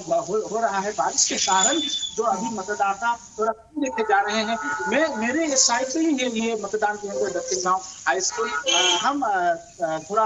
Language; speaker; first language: Hindi; non-native, local second language; Assamese